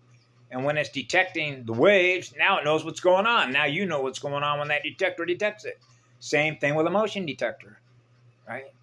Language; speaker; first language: English; native; English